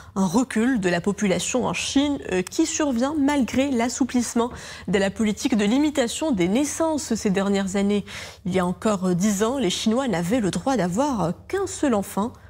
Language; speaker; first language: French; non-native, local second language; Arabic